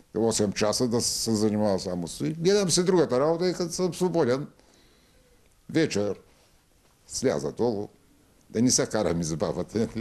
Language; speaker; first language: Bulgarian; native; Bulgarian